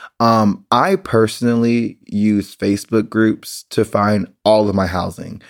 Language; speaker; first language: English; native; English